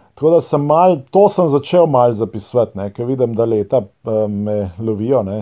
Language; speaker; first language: Slovenian; non-native, local second language; Serbian